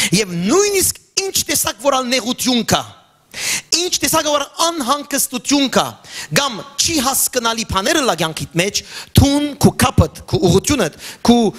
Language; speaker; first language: Armenian; early bilingual, heritage; Armenian